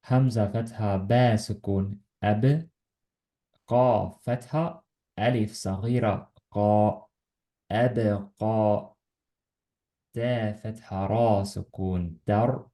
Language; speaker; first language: Arabic; non-native, learner; Estonian